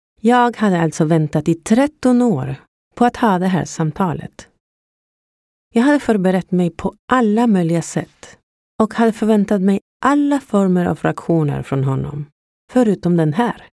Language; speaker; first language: Swedish; non-native, fluent; Spanish